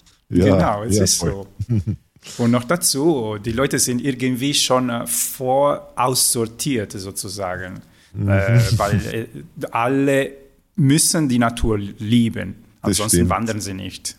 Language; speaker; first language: German; non-native, fluent; Italian